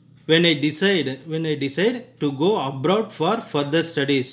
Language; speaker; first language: English; non-native, local second language; Tamil